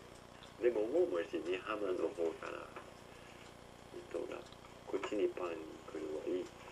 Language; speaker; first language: Japanese; non-native, learner; French